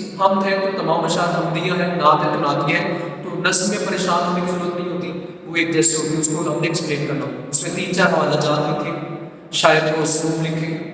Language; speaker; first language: Urdu; non-native, local second language; Punjabi